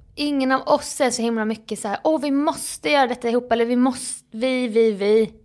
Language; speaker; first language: Swedish; native; Swedish